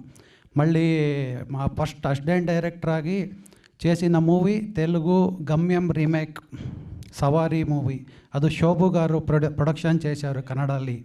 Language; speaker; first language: Telugu; non-native, learner; Kannada